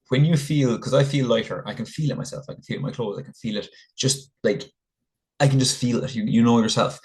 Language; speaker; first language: English; native; English